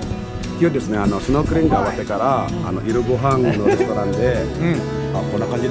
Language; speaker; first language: Japanese; non-native, local second language; Indonesian